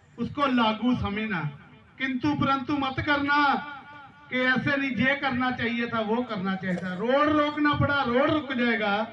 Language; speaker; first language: Hindi; non-native, local second language; Punjabi